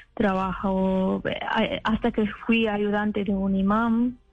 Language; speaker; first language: Spanish; non-native, fluent; Persian